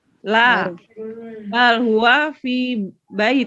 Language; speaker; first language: Arabic; non-native, learner; Indonesian